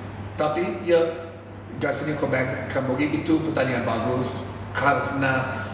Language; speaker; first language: Indonesian; non-native, fluent; English